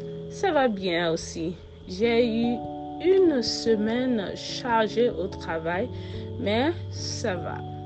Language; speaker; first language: French; non-native, fluent; Yoruba